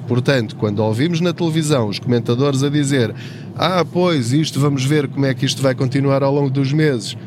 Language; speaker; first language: Portuguese; native; Portuguese